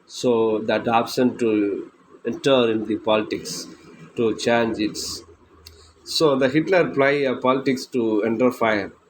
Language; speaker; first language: English; non-native, local second language; Tamil